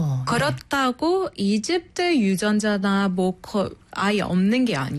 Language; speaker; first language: Korean; non-native, fluent; Arabic